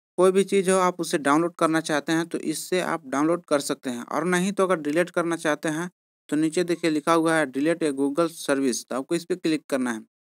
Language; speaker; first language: Hindi; native; Hindi